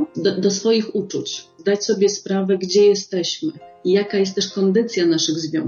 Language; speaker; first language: Polish; native; Polish